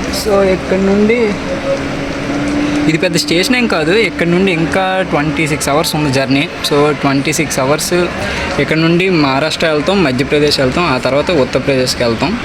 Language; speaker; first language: Telugu; native; Telugu